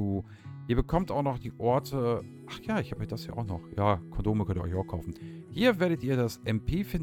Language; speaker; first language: German; native; German